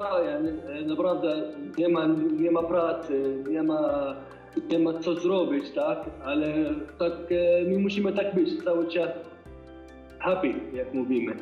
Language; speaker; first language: Polish; non-native, fluent; Arabic